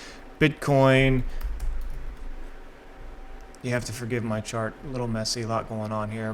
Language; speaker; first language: English; native; English